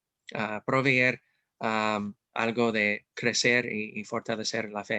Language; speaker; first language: Spanish; non-native, fluent; English